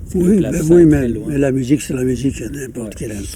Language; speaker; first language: French; non-native, local second language; Dutch